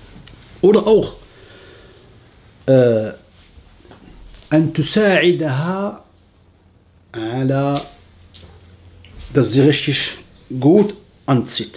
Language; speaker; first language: German; non-native, learner; Arabic